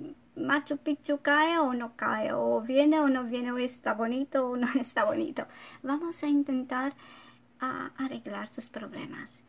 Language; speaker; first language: Spanish; non-native, fluent; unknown